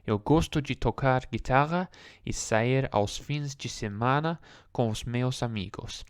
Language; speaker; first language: Portuguese; non-native, learner; English